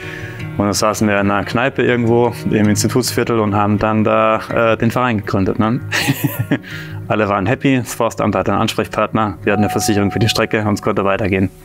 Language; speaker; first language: German; native; German